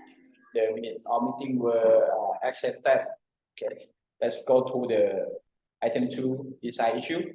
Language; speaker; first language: English; non-native, learner; Thai